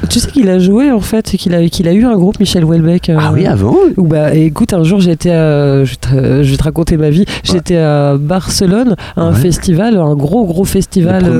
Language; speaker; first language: French; native; French